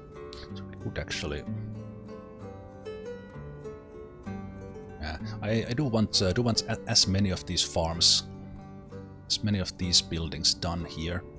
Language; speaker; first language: English; non-native, fluent; Finnish